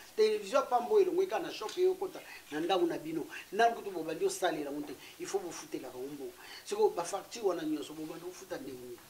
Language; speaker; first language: Lingala; native; Lingala